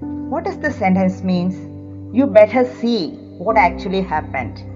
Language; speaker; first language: English; non-native, local second language; Malayalam